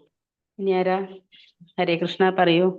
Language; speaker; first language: Malayalam; native; Malayalam